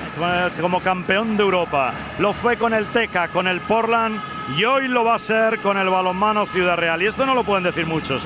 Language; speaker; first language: Spanish; native; Spanish